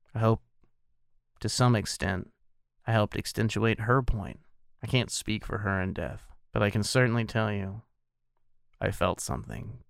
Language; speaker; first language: English; native; English